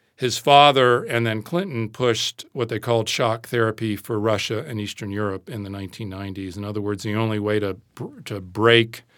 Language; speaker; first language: English; native; English